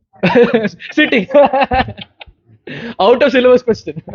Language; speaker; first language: English; non-native, local second language; Hindi